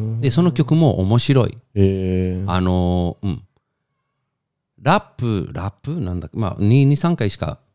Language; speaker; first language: Japanese; non-native, fluent; Spanish